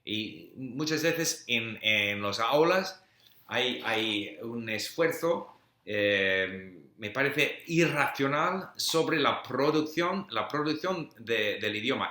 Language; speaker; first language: Spanish; non-native, fluent; English